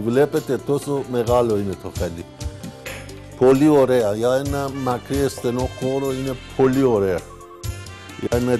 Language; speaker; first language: Greek; non-native, learner; Persian